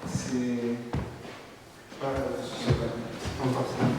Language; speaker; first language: French; non-native, fluent; Portuguese